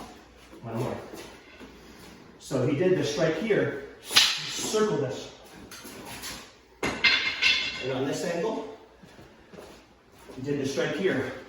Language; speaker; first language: English; native; English